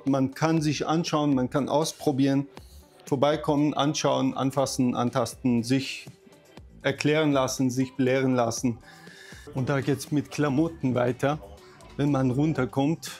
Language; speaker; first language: German; non-native, fluent; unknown